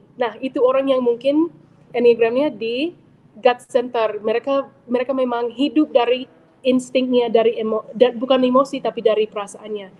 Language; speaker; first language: Indonesian; non-native, fluent; English